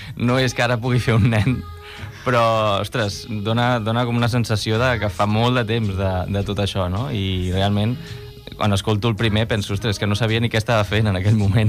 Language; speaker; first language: Catalan; non-native, local second language; Spanish